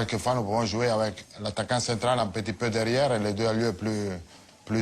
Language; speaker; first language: French; non-native, fluent; Italian